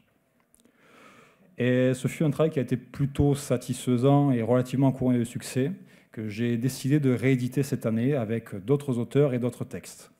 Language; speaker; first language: French; native; French